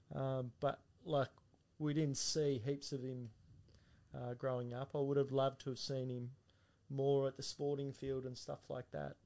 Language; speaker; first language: English; native; English